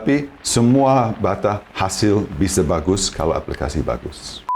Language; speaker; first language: Indonesian; non-native, fluent; English